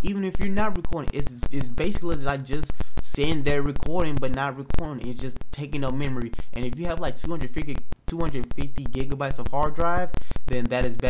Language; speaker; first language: English; native; English